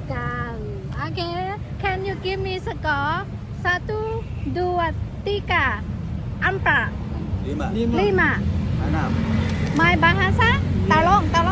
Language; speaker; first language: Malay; non-native, learner; Thai